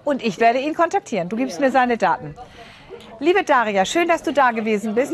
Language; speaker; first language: German; native; German